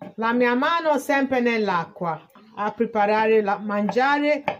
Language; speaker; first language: Italian; non-native, learner; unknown